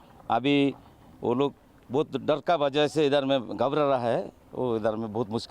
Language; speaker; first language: Hindi; non-native, local second language; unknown